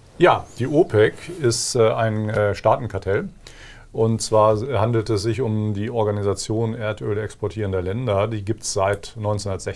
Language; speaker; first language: German; native; German